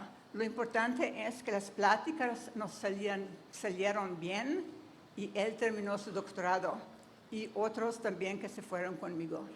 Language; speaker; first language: Spanish; non-native, fluent; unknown